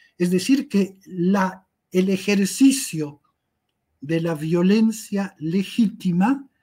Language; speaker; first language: Spanish; native; Spanish